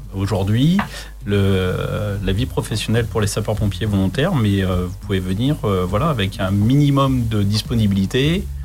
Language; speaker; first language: French; native; French